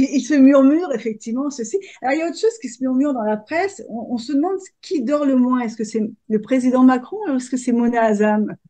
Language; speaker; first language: French; native; French